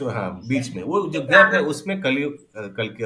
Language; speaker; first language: Hindi; non-native, local second language; Bangla